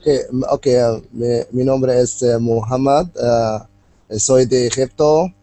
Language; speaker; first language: Spanish; non-native, learner; Arabic